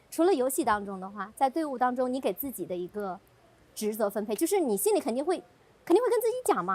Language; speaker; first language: Chinese; native; Chinese